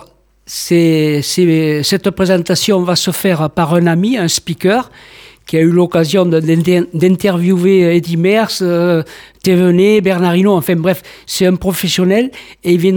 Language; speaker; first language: French; native; French